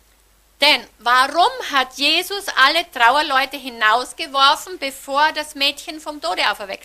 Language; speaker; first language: German; native; German